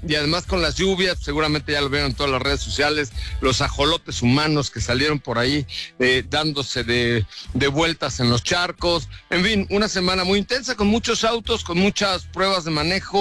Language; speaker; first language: Spanish; native; Spanish